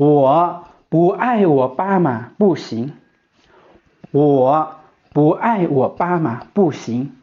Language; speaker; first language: Chinese; non-native, fluent; Hmong